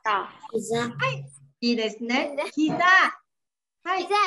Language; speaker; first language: Japanese; non-native, fluent; Vietnamese